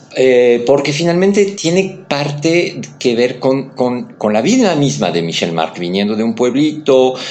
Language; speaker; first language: Spanish; non-native, fluent; French